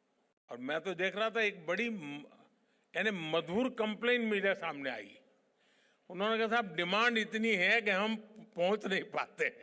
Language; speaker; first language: Hindi; non-native, local second language; Gujarati